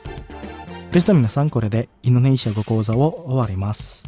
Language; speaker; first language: Japanese; non-native, fluent; Indonesian